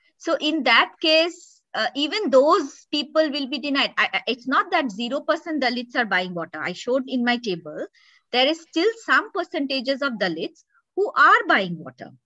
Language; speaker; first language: English; non-native, local second language; Bangla